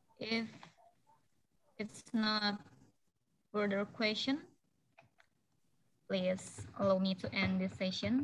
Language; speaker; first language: English; non-native, fluent; Indonesian